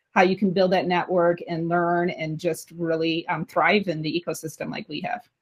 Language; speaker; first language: English; native; English